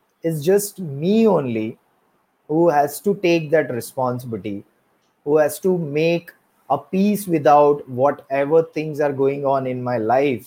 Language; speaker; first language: English; non-native, local second language; Gujarati